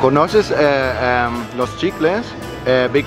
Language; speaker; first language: Spanish; non-native, fluent; German